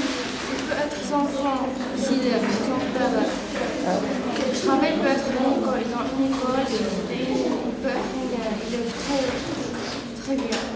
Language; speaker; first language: French; non-native, learner; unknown